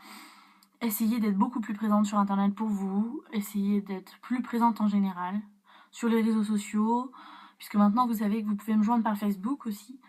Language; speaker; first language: French; native; French